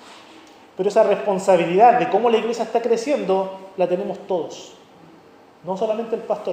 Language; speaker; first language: Spanish; native; Spanish